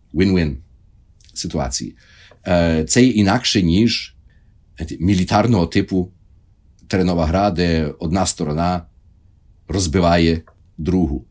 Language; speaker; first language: Ukrainian; early bilingual, heritage; Ukrainian